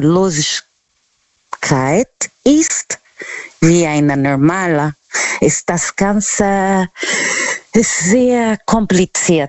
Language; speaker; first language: German; non-native, learner; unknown